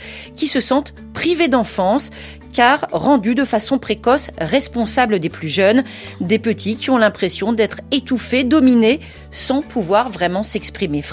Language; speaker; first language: French; native; French